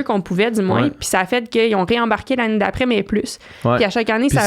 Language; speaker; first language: French; native; French